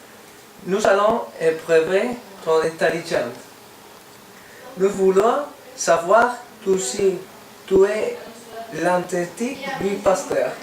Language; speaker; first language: French; non-native, learner; Spanish